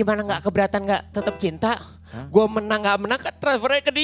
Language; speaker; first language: Indonesian; native; Indonesian